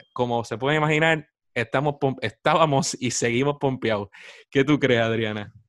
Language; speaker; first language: Spanish; native; Spanish